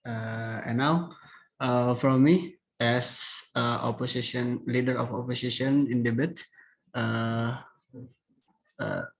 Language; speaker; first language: English; non-native, learner; Indonesian